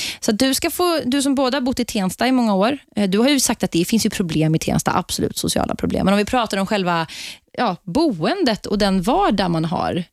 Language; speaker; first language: Swedish; native; Swedish